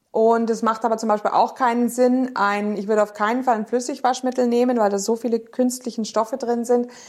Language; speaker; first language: German; native; German